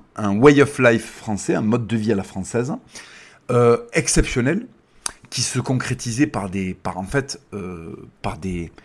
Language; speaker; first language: French; native; French